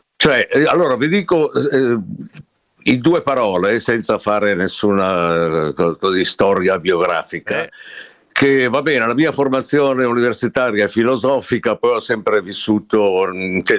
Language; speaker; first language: Italian; native; Italian